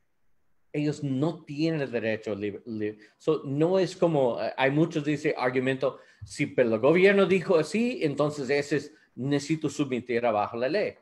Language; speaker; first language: Spanish; non-native, learner; English